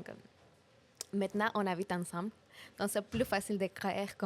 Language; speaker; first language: French; non-native, learner; Spanish